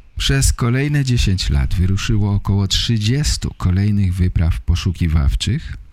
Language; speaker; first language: Polish; native; Polish